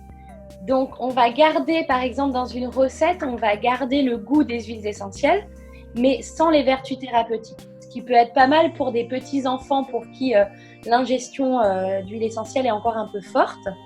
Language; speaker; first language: French; native; French